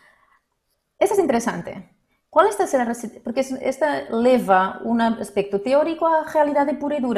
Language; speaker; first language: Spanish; non-native, learner; Portuguese